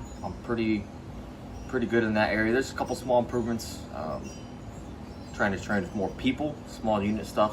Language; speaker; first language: English; native; English